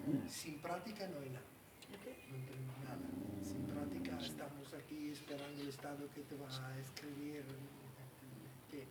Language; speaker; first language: Spanish; non-native, learner; Italian